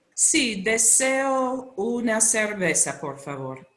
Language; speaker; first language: Spanish; non-native, learner; English